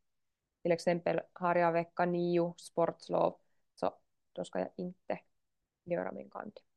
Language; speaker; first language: Swedish; non-native, local second language; Finnish